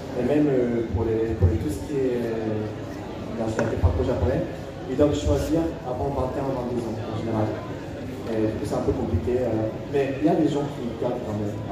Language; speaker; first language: French; non-native, fluent; Japanese